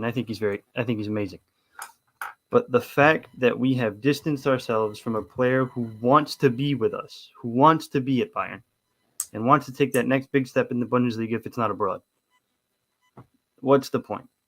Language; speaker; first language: English; native; English